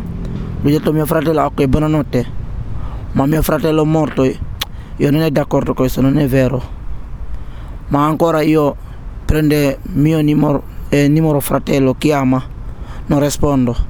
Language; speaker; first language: Italian; non-native, learner; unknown